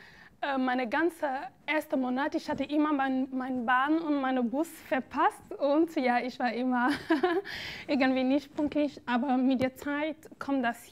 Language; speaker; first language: German; non-native, fluent; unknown